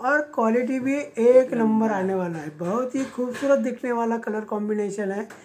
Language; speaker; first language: Hindi; non-native, local second language; Marathi